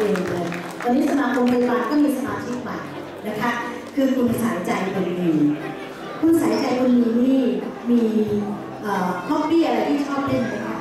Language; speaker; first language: Thai; native; Thai